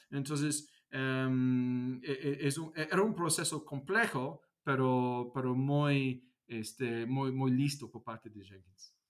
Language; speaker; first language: Spanish; non-native, fluent; English